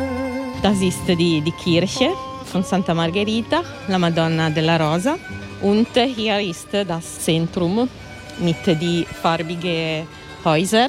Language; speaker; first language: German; non-native, learner; Italian